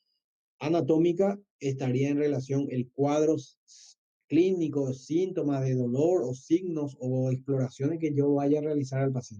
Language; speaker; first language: Spanish; native; Spanish